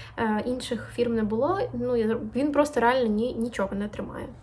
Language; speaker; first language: Ukrainian; native; Ukrainian